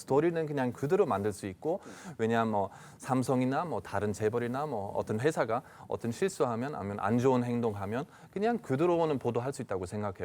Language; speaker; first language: Korean; non-native, fluent; German